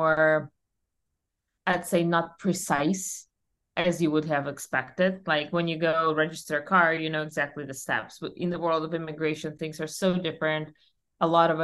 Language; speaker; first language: English; non-native, fluent; Russian